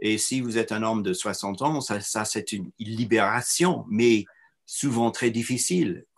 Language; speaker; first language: French; non-native, fluent; English